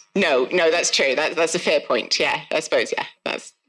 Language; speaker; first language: English; native; English